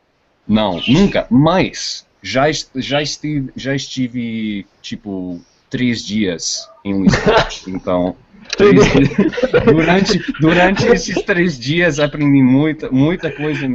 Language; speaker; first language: Portuguese; non-native, fluent; English